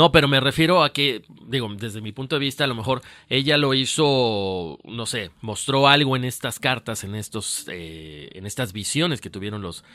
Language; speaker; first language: Spanish; native; Spanish